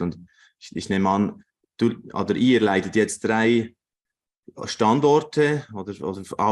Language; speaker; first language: German; native; German